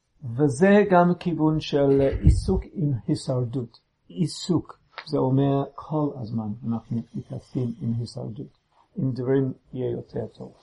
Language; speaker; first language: Hebrew; non-native, fluent; English